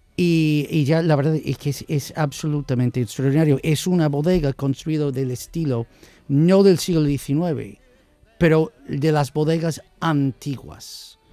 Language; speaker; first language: Spanish; non-native, fluent; English